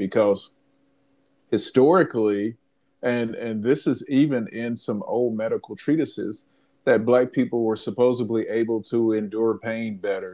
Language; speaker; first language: English; native; English